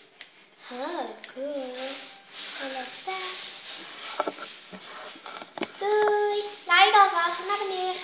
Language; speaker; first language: Dutch; native; Dutch